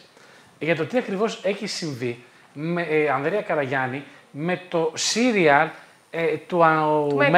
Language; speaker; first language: Greek; native; Greek